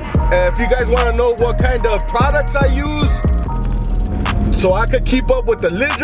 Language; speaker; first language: English; native; English